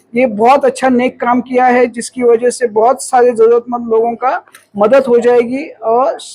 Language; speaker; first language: Hindi; non-native, local second language; Marathi